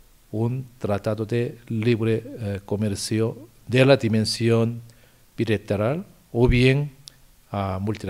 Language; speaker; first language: Spanish; non-native, fluent; Korean